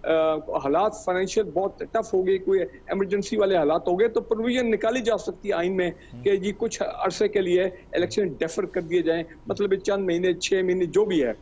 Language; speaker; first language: Urdu; native; Urdu